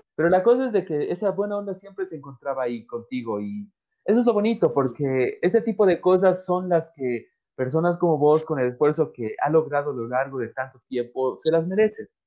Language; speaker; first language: Spanish; native; Spanish